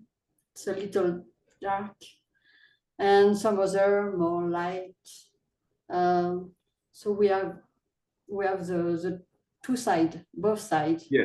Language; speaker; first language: English; non-native, learner; French